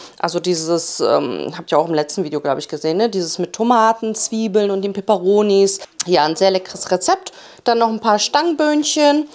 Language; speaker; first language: German; early bilingual, other home language; Polish